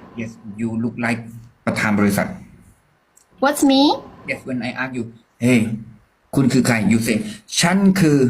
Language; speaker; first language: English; non-native, learner; Thai